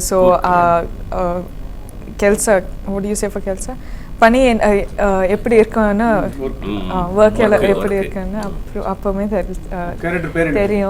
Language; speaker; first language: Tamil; non-native, learner; Kodava